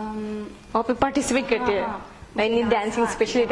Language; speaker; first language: Hindi; non-native, local second language; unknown